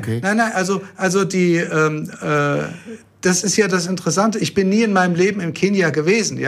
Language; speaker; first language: German; native; German